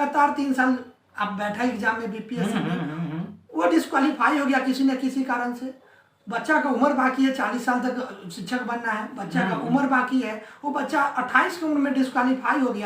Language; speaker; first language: Hindi; native; Hindi